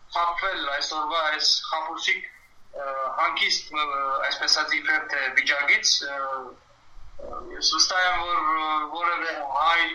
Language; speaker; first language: Armenian; early bilingual, heritage; Armenian